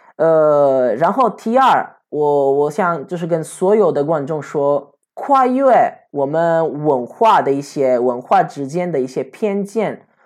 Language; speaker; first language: Chinese; non-native, fluent; Italian